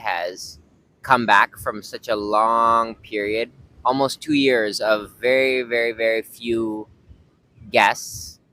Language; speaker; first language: English; early bilingual, heritage; English